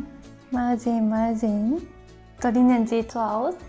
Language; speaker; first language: German; non-native, learner; Japanese